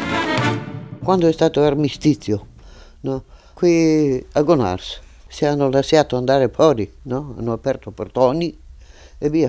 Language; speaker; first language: Italian; non-native, local second language; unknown